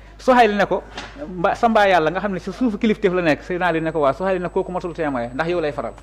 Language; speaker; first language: Wolof; native; Wolof